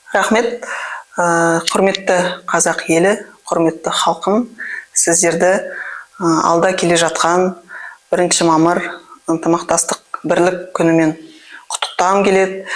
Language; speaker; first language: Kazakh; non-native, local second language; Russian